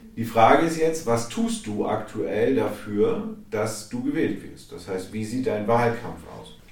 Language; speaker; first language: German; native; German